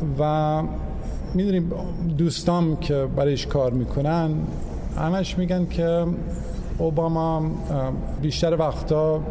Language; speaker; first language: Persian; early bilingual, heritage; English